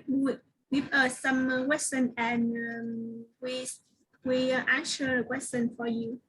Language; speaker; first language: English; non-native, learner; Vietnamese